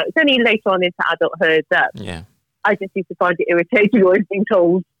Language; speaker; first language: English; native; English